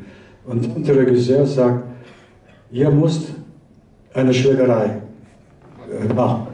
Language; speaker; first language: German; early bilingual, heritage; Italian